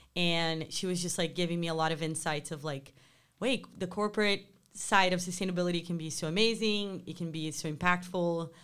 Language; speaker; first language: English; non-native, fluent; Portuguese